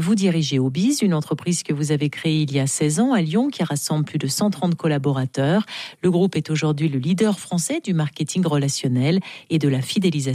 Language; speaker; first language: French; native; French